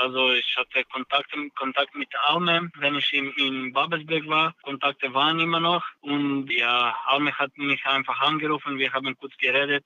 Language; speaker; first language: German; non-native, learner; Serbian